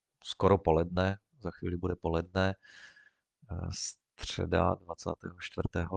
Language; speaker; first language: Czech; native; Czech